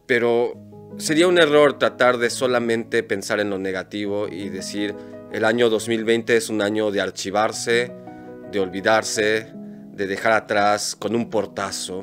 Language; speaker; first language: Spanish; native; Spanish